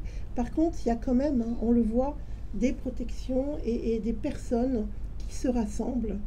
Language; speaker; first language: French; native; French